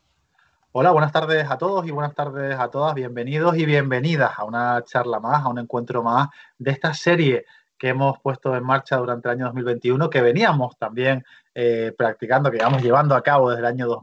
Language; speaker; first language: Spanish; native; Spanish